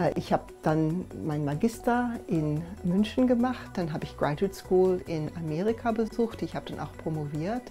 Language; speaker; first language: German; early bilingual, other home language; English